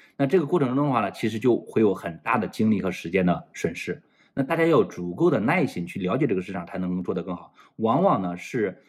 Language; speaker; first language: Chinese; native; Chinese